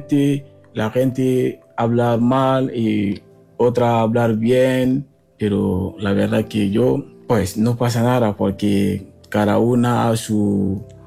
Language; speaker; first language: Spanish; non-native, fluent; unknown